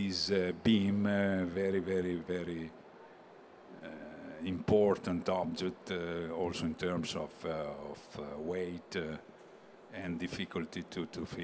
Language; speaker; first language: English; non-native, learner; Italian